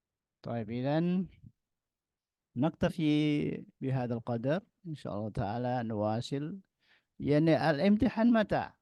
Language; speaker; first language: Arabic; non-native, fluent; Indonesian